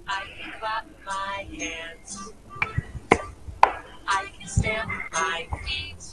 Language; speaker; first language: English; non-native, learner; Vietnamese